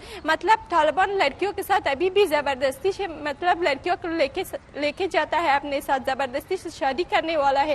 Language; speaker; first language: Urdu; non-native, learner; Pashto